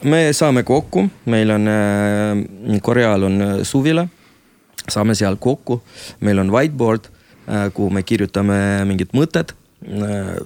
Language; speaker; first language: Estonian; non-native, local second language; Russian